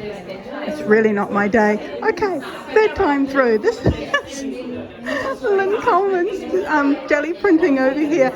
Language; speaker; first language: English; native; English